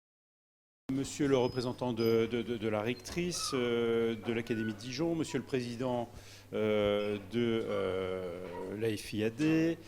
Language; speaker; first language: French; native; French